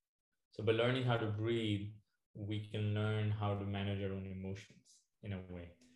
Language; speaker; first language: English; non-native, local second language; Hindi